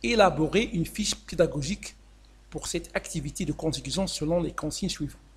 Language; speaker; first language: French; non-native, local second language; Arabic